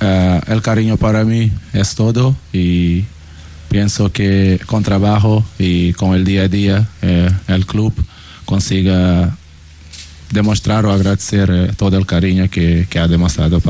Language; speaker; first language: Spanish; non-native, learner; Portuguese